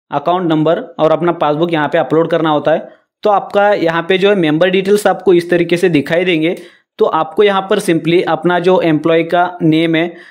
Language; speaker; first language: Hindi; non-native, local second language; Marathi